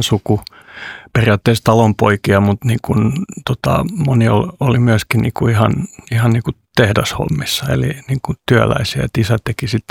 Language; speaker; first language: Finnish; non-native, local second language; Swedish